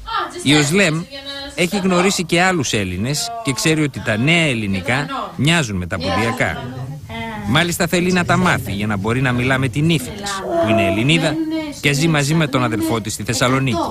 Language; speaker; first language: Greek; native; Greek